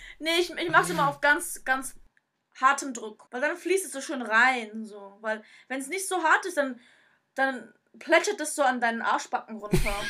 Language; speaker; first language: German; early bilingual, other home language; Turkish